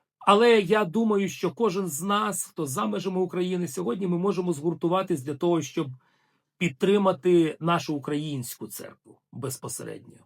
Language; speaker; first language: Ukrainian; non-native, local second language; Russian